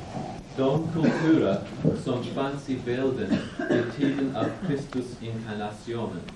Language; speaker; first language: Swedish; non-native, fluent; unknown